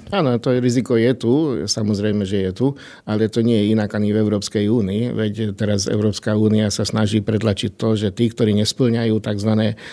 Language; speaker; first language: Slovak; non-native, local second language; Hungarian